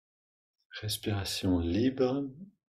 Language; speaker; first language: French; native; French